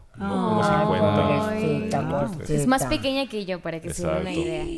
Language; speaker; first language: Spanish; native; Spanish